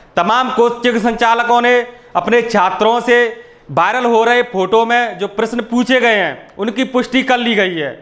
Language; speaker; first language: Hindi; native; Hindi